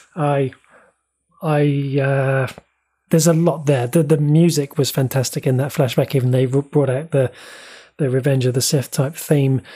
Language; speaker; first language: English; native; English